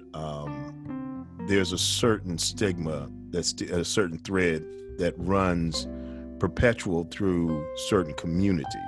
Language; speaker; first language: English; native; English